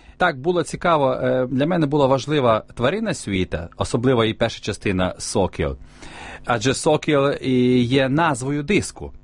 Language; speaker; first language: Ukrainian; native; Ukrainian